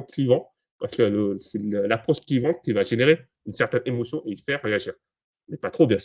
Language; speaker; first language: French; native; French